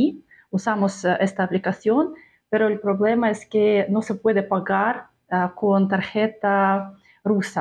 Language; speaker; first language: Spanish; non-native, fluent; Russian